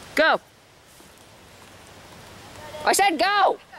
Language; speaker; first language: English; native; English